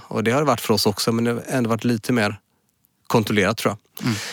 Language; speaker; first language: Swedish; native; Swedish